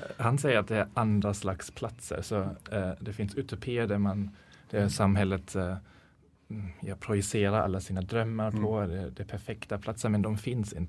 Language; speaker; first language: Swedish; non-native, fluent; German